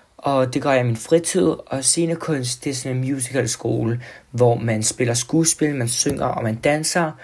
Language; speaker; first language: Danish; early bilingual, other home language; Albanian